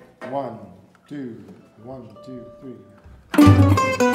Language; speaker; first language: English; native; English